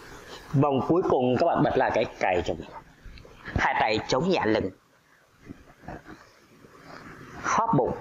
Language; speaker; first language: Vietnamese; native; Vietnamese